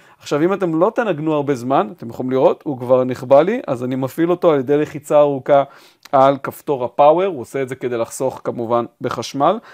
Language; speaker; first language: Hebrew; native; Hebrew